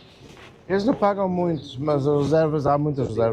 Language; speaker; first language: Portuguese; non-native, learner; German